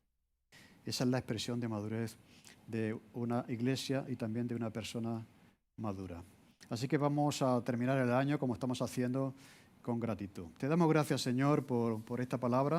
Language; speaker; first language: Spanish; native; Spanish